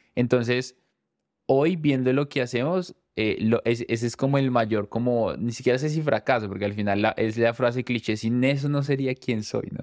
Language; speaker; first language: Spanish; native; Spanish